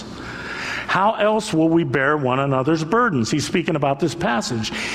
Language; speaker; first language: English; native; English